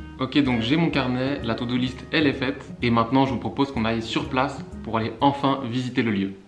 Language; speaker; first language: French; native; French